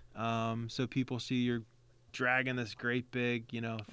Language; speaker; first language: English; native; English